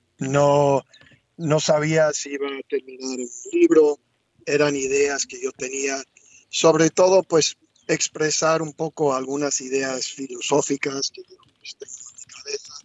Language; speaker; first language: Spanish; non-native, fluent; English